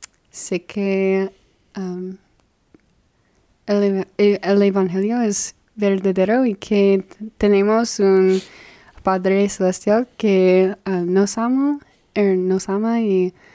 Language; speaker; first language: Spanish; non-native, fluent; English